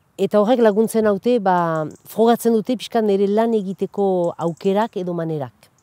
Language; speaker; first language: Basque; native; Basque